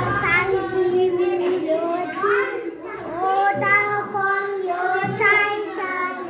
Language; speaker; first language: Chinese; non-native, learner; Nepali